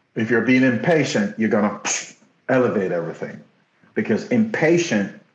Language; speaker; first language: English; non-native, local second language; Jamaican Creole English